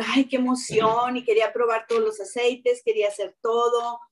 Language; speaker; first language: Spanish; native; Spanish